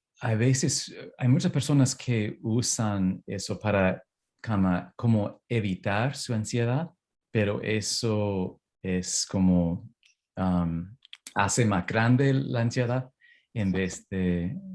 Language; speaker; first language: Spanish; non-native, fluent; English